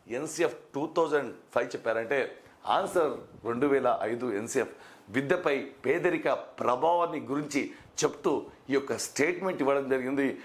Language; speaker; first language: Telugu; non-native, local second language; Kannada